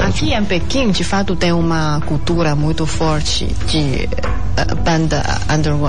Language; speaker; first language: Portuguese; non-native, fluent; Chinese